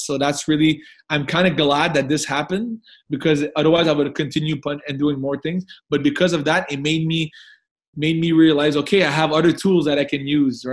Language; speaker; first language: English; non-native, fluent; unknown